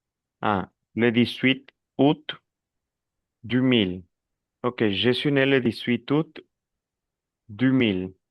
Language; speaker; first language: French; non-native, fluent; Spanish